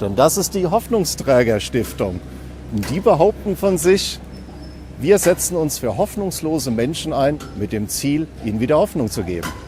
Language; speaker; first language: German; native; German